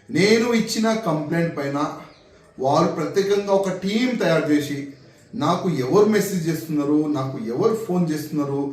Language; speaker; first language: Telugu; non-native, local second language; Hindi